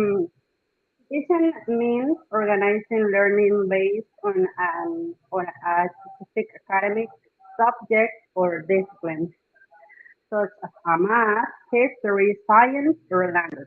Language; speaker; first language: English; non-native, fluent; Spanish